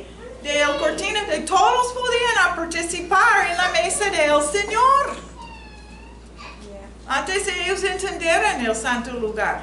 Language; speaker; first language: Spanish; non-native, fluent; English